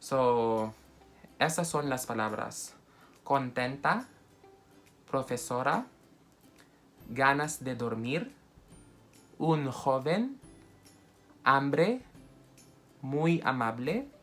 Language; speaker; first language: Spanish; non-native, fluent; Filipino